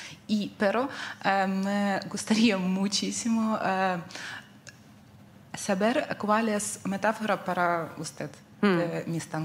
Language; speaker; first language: Spanish; non-native, learner; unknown